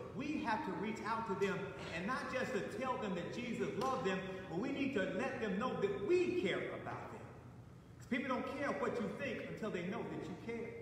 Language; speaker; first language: English; native; English